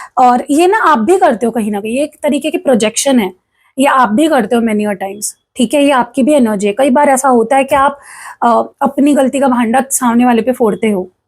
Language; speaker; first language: Hindi; non-native, local second language; Marathi